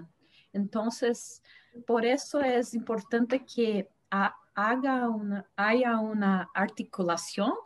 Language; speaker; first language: Spanish; non-native, fluent; Portuguese